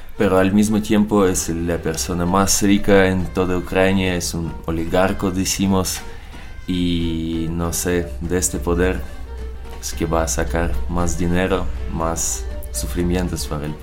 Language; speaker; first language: Spanish; non-native, learner; Russian